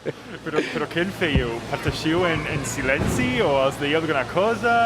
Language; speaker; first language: Catalan; native; Catalan